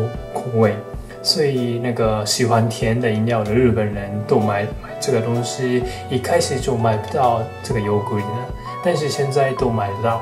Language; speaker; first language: Chinese; non-native, fluent; Japanese